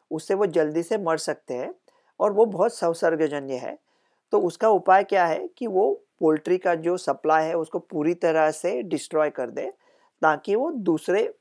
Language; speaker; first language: Hindi; non-native, local second language; Marathi